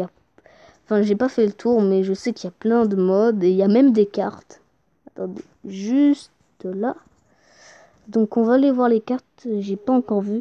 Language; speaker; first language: French; native; French